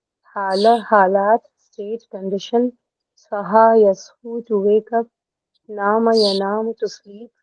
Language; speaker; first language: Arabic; non-native, learner; Hindi